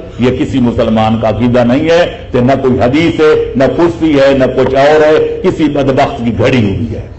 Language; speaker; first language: Urdu; non-native, local second language; Punjabi